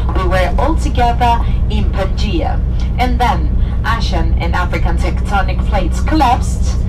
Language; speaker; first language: English; non-native, fluent; Spanish